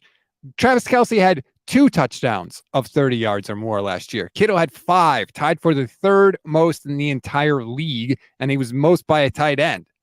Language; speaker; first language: English; native; English